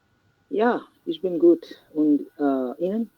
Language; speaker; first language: German; non-native, learner; Bangla